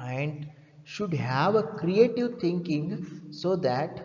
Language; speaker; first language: English; non-native, local second language; Kannada